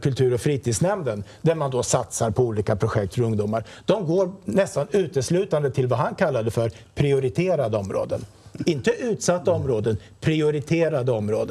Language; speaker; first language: Swedish; native; Swedish